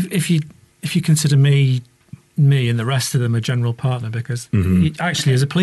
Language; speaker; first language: English; native; English